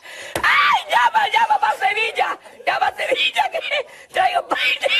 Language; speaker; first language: Spanish; native; Spanish